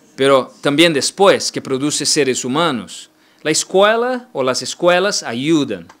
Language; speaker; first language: Spanish; non-native, learner; Portuguese